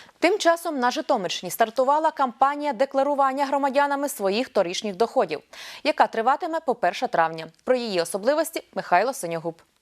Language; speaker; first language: Ukrainian; native; Ukrainian